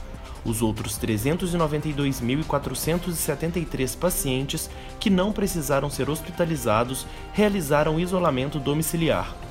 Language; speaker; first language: Portuguese; native; Portuguese